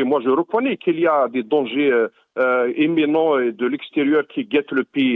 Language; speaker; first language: French; non-native, local second language; Arabic